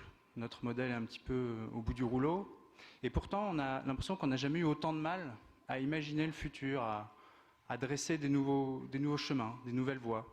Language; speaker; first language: French; native; French